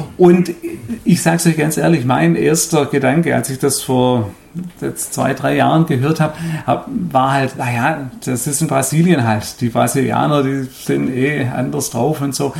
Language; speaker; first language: German; native; German